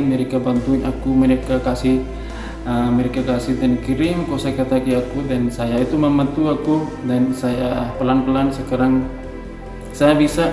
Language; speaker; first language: Indonesian; non-native, learner; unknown